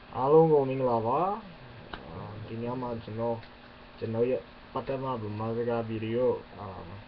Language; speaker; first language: Burmese; non-native, learner; English